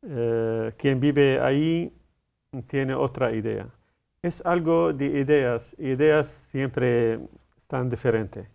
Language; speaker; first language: Spanish; non-native, learner; Arabic